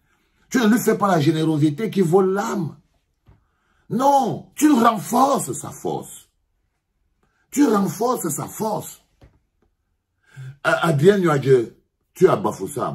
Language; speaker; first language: French; native; French